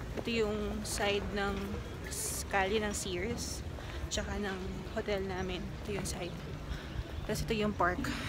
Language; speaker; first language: Filipino; native; Filipino